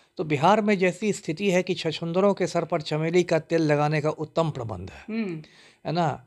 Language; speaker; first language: Hindi; native; Hindi